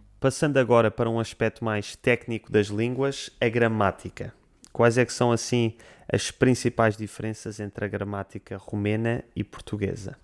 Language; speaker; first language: Portuguese; native; Portuguese